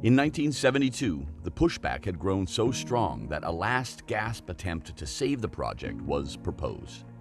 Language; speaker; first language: English; native; English